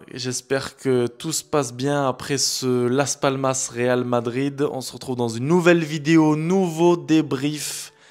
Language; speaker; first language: French; native; French